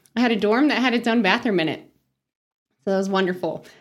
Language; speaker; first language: English; native; English